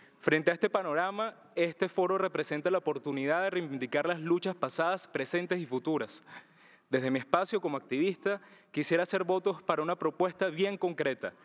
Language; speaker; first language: Spanish; native; Spanish